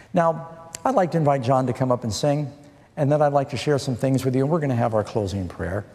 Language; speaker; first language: English; native; English